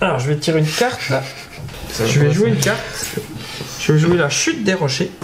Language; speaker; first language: French; native; French